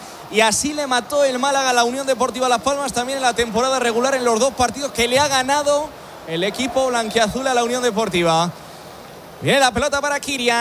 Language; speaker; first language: Spanish; native; Spanish